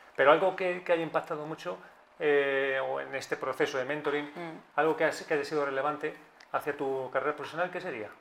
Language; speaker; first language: Spanish; native; Spanish